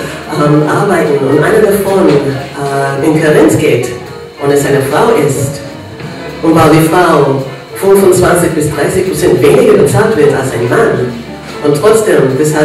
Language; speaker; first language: German; non-native, fluent; English